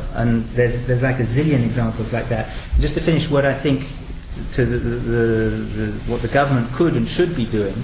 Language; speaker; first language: English; native; English